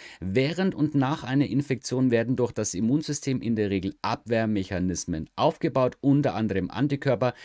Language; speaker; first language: German; native; German